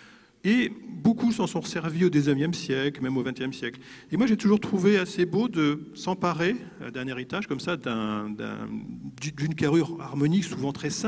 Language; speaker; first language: French; native; French